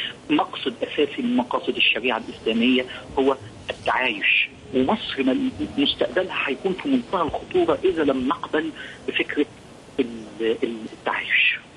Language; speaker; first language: Arabic; native; Arabic